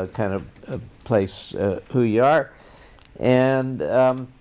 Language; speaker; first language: English; native; English